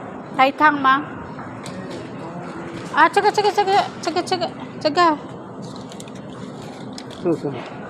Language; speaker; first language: Chinese; non-native, learner; Filipino